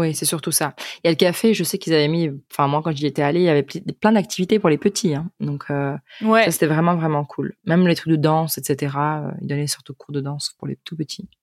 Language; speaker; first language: French; native; French